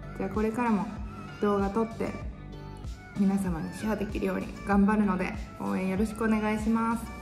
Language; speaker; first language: Japanese; native; Japanese